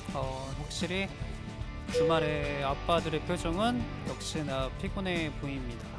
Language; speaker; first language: Korean; native; Korean